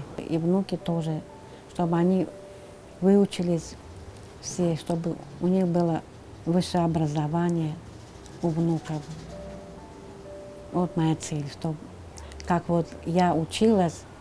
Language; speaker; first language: Russian; non-native, local second language; Turkmen